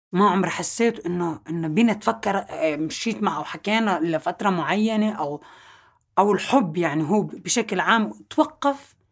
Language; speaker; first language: Arabic; native; Arabic